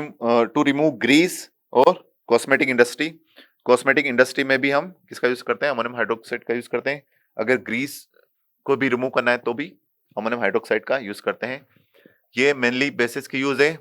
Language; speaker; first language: Hindi; native; Hindi